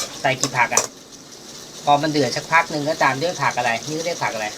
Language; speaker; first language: Thai; native; Thai